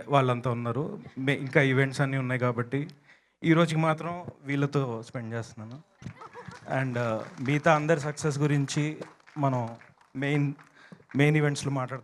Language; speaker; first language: Telugu; native; Telugu